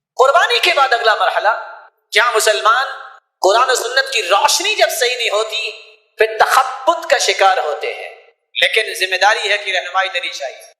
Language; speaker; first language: Urdu; non-native, local second language; Punjabi